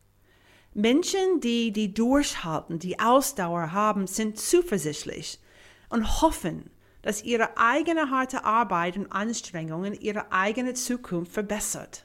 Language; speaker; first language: German; non-native, fluent; English